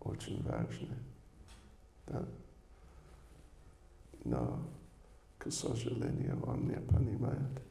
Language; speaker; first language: Russian; non-native, learner; English